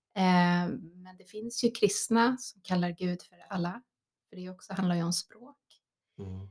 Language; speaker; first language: Swedish; early bilingual, other home language; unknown